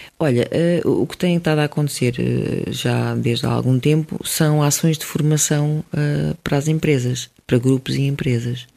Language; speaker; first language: Portuguese; early bilingual, other home language; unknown